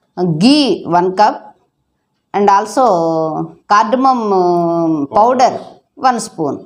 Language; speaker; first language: English; non-native, learner; Telugu